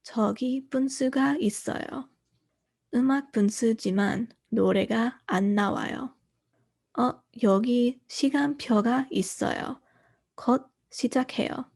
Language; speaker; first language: Korean; non-native, fluent; English